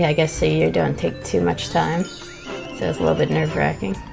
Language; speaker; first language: English; native; English